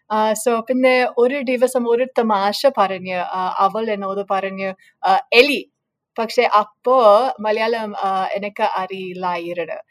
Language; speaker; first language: Malayalam; non-native, learner; English